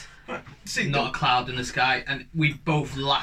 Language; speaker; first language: English; native; English